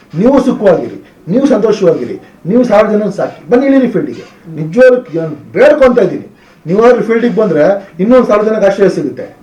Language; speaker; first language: Kannada; native; Kannada